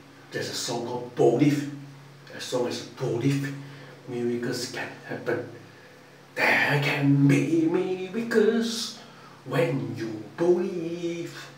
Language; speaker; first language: English; non-native, local second language; Chinese